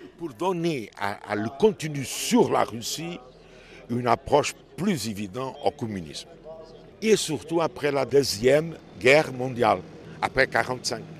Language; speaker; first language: French; non-native, fluent; Portuguese